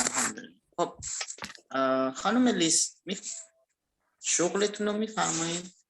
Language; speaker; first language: Persian; non-native, fluent; Indonesian